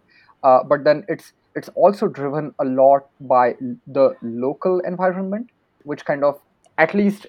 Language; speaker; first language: English; non-native, local second language; Marathi